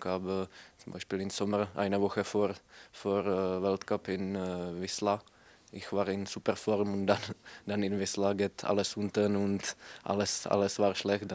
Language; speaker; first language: German; non-native, learner; Czech